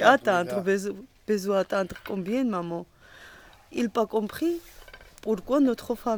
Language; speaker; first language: French; non-native, learner; Georgian